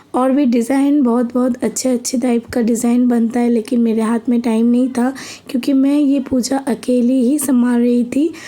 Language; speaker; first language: Hindi; non-native, local second language; Bangla